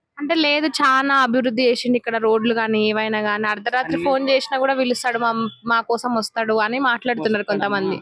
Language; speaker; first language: Telugu; native; Telugu